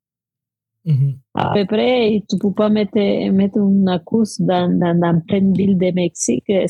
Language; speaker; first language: French; non-native, fluent; Spanish